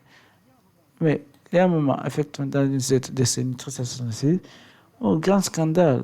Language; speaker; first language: French; non-native, learner; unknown